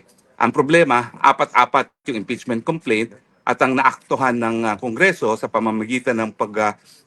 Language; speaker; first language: Filipino; native; Filipino